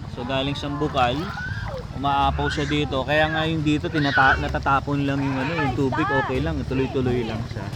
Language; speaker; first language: Filipino; native; Filipino